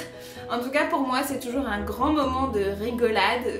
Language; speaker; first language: French; native; French